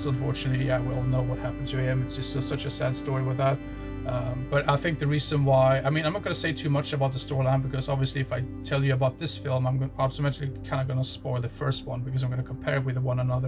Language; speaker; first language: English; non-native, fluent; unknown